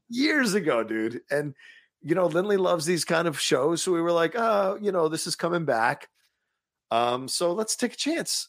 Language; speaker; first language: English; early bilingual, other home language; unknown